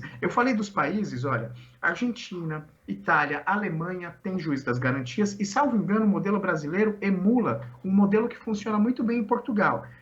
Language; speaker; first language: Portuguese; native; Portuguese